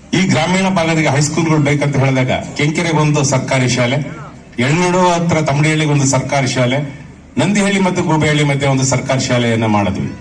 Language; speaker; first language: Kannada; native; Kannada